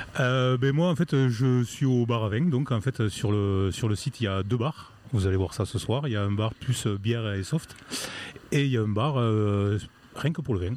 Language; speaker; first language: French; native; French